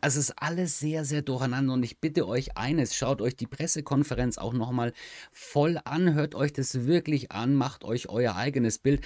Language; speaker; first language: German; native; German